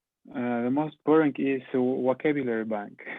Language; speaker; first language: English; non-native, learner; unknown